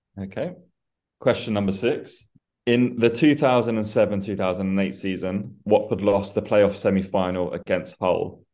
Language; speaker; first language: English; early bilingual, other home language; Persian